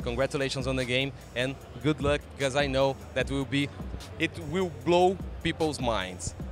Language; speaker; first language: English; non-native, fluent; Portuguese